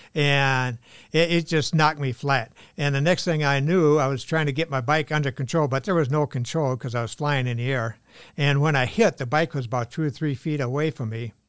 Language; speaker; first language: English; native; English